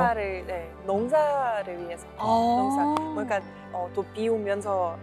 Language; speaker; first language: Korean; non-native, fluent; Russian